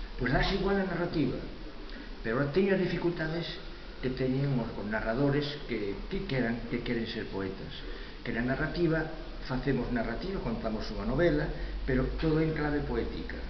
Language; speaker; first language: Galician; native; Galician